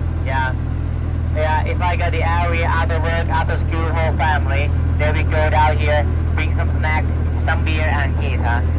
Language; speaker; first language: English; non-native, fluent; Thai